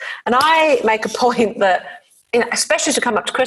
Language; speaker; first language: English; native; English